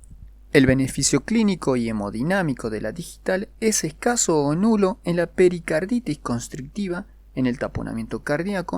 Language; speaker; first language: Spanish; native; Spanish